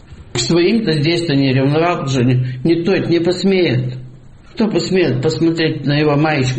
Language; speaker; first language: Russian; native; Russian